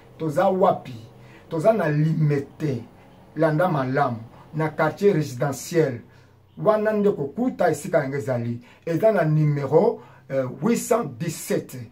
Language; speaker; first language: Lingala; native; Lingala